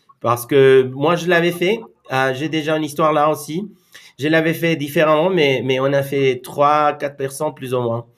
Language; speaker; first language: French; non-native, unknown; Spanish